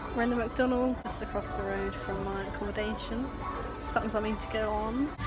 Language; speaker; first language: English; native; English